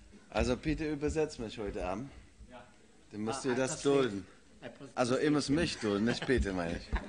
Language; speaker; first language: German; non-native, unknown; English